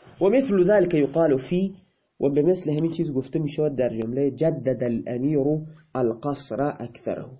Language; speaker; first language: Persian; non-native, local second language; Baluchi